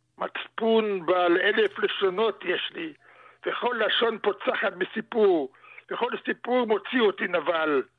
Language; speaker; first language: Hebrew; early bilingual, other home language; Russian